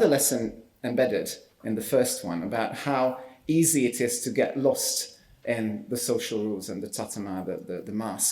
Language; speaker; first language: English; non-native, fluent; Hungarian